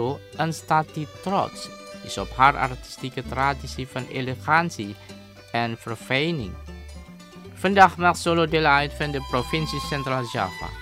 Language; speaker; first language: Dutch; non-native, fluent; Indonesian